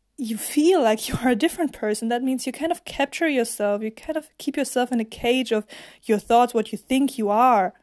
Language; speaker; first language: English; non-native, fluent; German